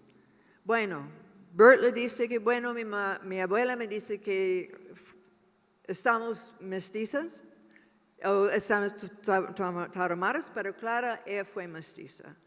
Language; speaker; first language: Spanish; non-native, learner; English